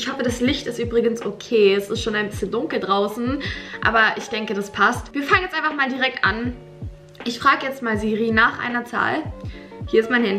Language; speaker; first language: German; native; German